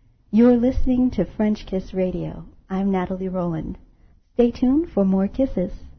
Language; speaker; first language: English; native; English